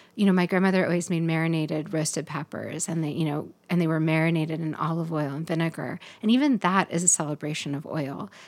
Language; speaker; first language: English; native; English